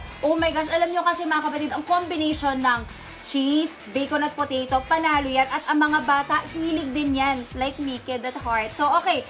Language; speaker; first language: Filipino; native; Filipino